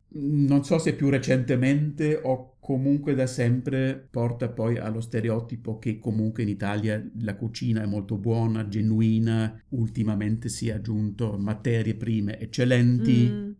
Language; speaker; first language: Italian; non-native, fluent; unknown